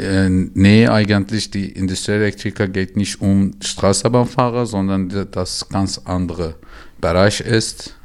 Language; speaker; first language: German; non-native, learner; Turkish